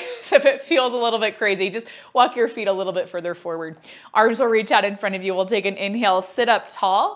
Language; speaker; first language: English; native; English